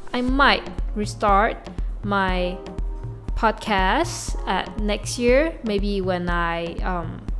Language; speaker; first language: English; non-native, local second language; Chinese